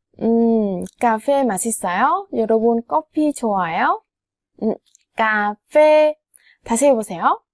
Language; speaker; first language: Korean; non-native, fluent; Vietnamese